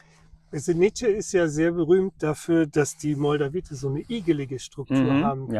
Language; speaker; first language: German; native; German